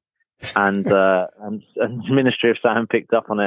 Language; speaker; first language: English; native; English